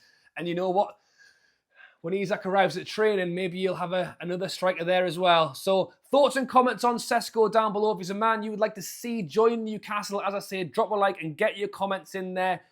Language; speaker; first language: English; native; English